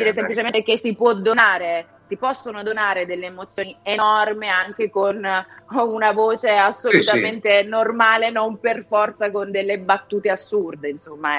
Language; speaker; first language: Italian; native; Italian